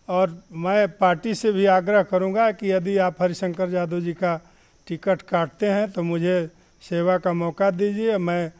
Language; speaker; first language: Hindi; non-native, local second language; Bhojpuri